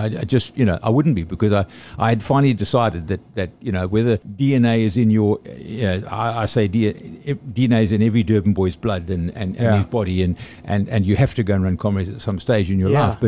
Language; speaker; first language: English; native; English